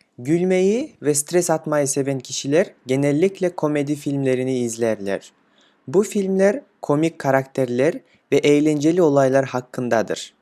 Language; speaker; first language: Turkish; non-native, fluent; Kyrgyz